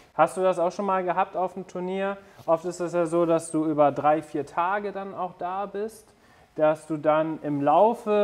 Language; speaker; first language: German; native; German